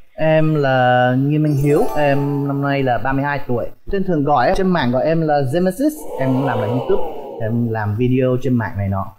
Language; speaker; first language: Vietnamese; early bilingual, heritage; Vietnamese